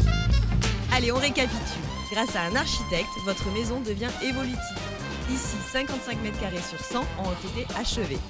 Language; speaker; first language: French; native; French